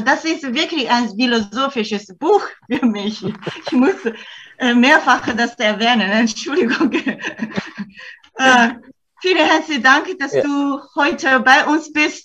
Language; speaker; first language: German; non-native, fluent; Chinese